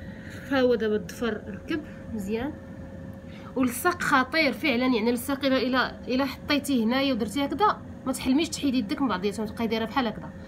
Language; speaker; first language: Arabic; native; Arabic